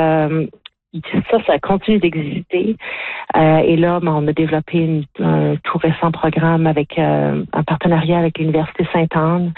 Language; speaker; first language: French; native; French